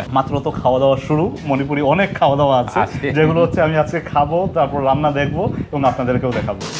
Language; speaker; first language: Bangla; native; Bangla